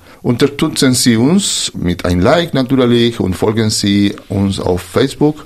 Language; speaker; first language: German; non-native, fluent; Spanish